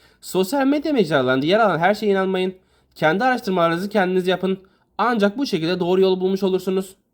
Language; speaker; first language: Turkish; native; Turkish